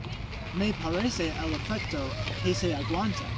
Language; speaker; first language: Spanish; non-native, learner; English